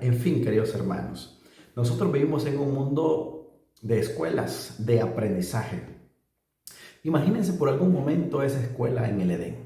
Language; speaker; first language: Spanish; native; Spanish